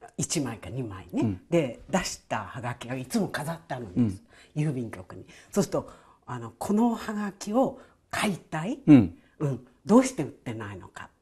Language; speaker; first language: Japanese; native; Japanese